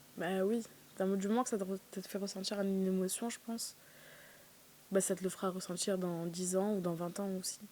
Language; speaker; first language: French; non-native, local second language; Arabic